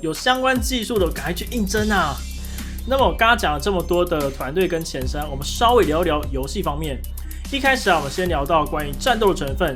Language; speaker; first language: Chinese; native; Chinese